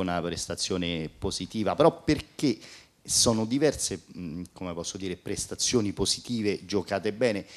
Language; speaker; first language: Italian; native; Italian